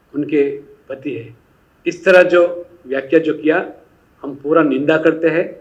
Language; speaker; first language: Hindi; non-native, local second language; Telugu